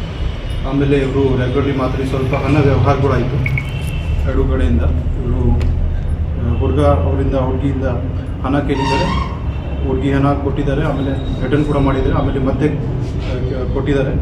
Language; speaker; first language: Kannada; non-native, fluent; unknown